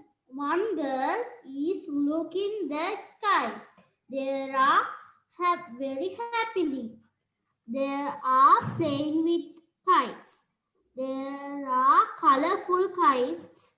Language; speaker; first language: English; non-native, learner; Sinhala